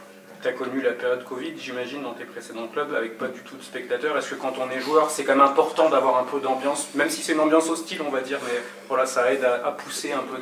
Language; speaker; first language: French; native; French